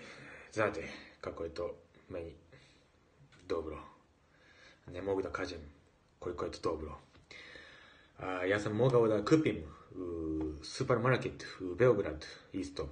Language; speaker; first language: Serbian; non-native, learner; Japanese